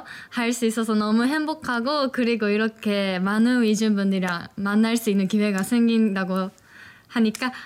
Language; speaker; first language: Korean; non-native, fluent; Japanese